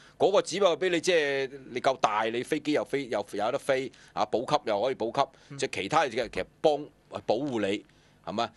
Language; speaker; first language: Cantonese; early bilingual, other home language; Wu Chinese